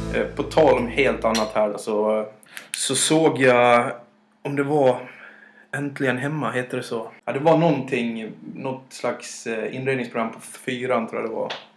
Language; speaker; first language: Swedish; native; Swedish